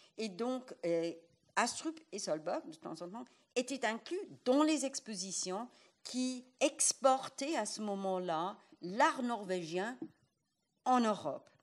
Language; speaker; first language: French; non-native, fluent; English